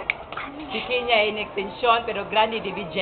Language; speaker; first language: Spanish; non-native, learner; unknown